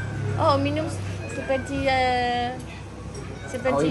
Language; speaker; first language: Indonesian; non-native, learner; French